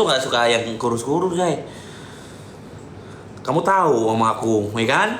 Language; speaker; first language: Indonesian; native; Indonesian